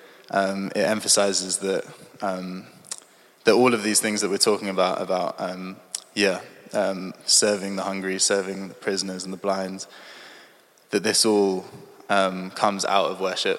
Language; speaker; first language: English; native; English